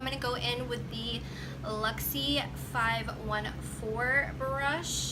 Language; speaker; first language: English; native; English